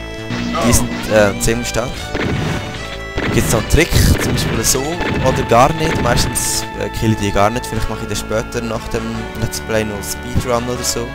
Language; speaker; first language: German; native; German